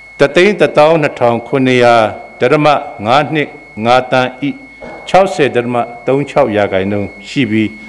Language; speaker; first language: Burmese; non-native, local second language; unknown